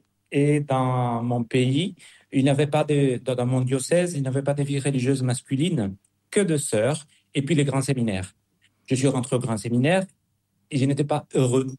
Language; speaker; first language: French; non-native, fluent; Spanish